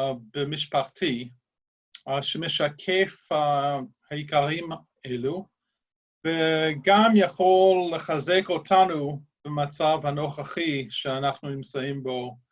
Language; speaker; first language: Hebrew; non-native, fluent; English